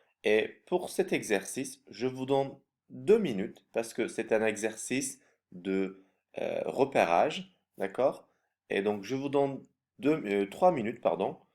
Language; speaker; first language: French; non-native, fluent; Turkish